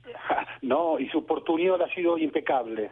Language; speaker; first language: Spanish; native; Spanish